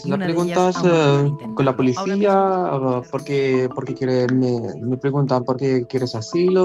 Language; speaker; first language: Spanish; non-native, learner; Arabic